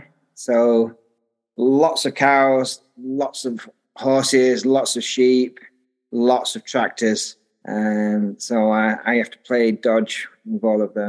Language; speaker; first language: English; native; English